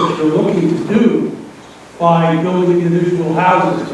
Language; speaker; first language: English; non-native, fluent; Greek